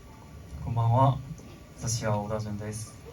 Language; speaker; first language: Japanese; non-native, learner; Korean